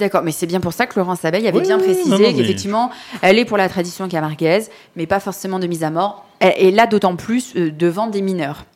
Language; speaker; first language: French; native; French